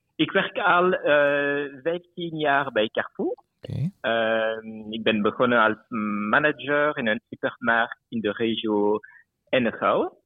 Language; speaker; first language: Dutch; non-native, local second language; French